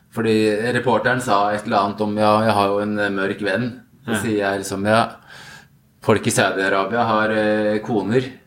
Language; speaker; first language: Norwegian; early bilingual, other home language; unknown